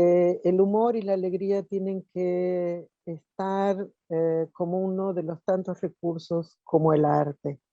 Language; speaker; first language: Spanish; non-native, fluent; Portuguese